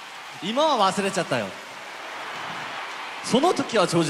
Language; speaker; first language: Japanese; non-native, fluent; Korean